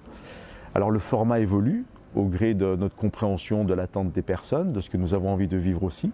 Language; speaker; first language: French; native; French